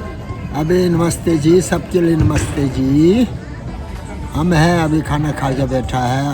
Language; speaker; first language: Hindi; non-native, local second language; Tibetan